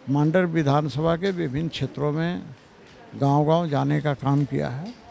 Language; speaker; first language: Hindi; native; Hindi